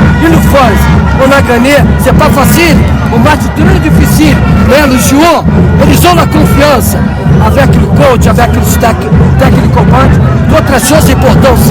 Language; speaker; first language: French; non-native, fluent; Portuguese